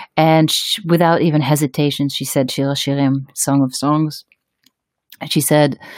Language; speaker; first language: English; non-native, fluent; Hebrew